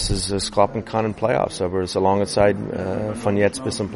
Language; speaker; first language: German; non-native, fluent; English